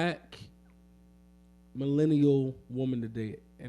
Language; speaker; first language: English; native; English